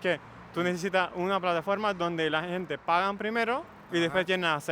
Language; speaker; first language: Spanish; non-native, fluent; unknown